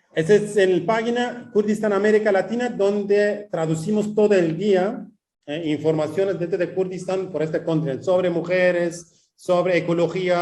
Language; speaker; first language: Spanish; non-native, fluent; Kurdish